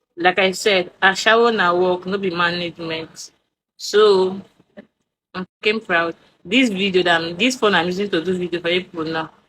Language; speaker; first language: Nigerian Pidgin; non-native, local second language; Igbo